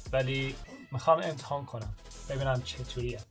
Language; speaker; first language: Persian; early bilingual, heritage; Persian